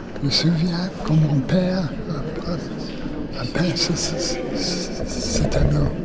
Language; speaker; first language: French; non-native, learner; English